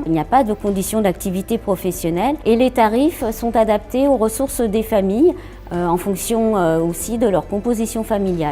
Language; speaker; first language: French; native; French